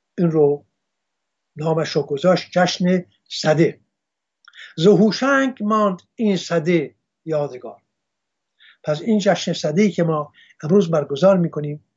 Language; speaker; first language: Persian; non-native, local second language; Armenian